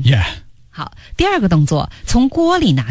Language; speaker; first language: Chinese; native; Chinese